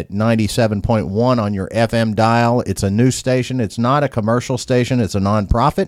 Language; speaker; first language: English; native; English